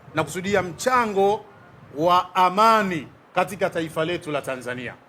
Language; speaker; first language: Swahili; native; Swahili